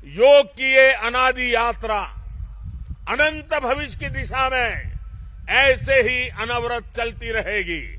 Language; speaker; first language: Hindi; non-native, local second language; Gujarati